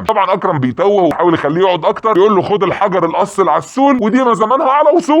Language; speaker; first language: Arabic; native; Arabic